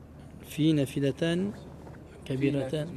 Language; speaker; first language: Arabic; non-native, fluent; French